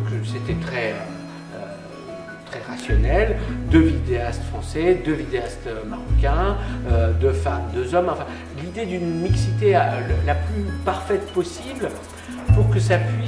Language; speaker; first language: French; native; French